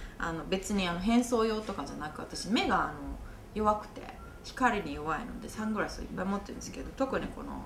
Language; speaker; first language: Japanese; native; Japanese